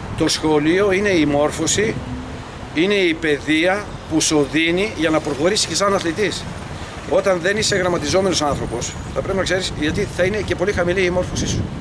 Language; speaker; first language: Greek; early bilingual, heritage; Greek